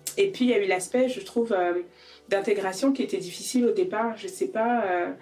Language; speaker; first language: French; native; French